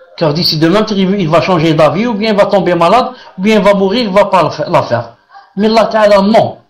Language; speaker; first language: French; non-native, local second language; Arabic